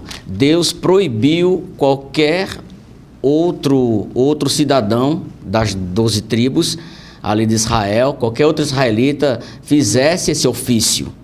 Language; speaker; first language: Portuguese; native; Portuguese